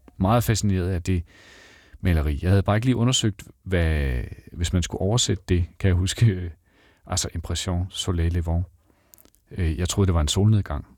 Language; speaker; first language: Danish; native; Danish